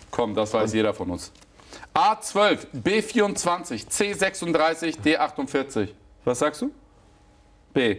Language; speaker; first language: German; early bilingual, other home language; Turkish